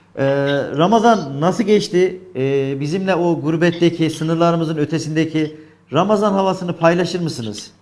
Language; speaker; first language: Turkish; native; Turkish